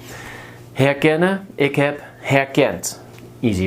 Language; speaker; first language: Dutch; non-native, fluent; English